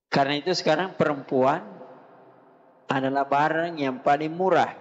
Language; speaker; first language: Indonesian; native; Indonesian